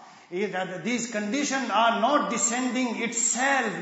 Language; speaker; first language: English; non-native, local second language; Urdu